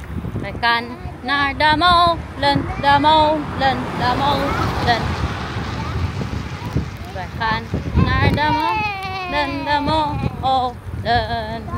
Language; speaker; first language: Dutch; non-native, learner; Filipino